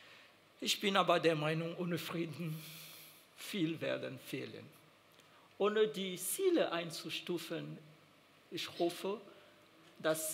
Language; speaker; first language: German; non-native, fluent; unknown